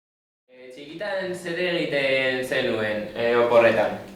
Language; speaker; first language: Basque; non-native, local second language; Spanish